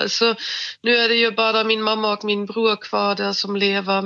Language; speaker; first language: Swedish; non-native, fluent; German